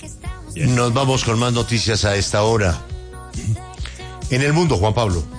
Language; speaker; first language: Spanish; native; Spanish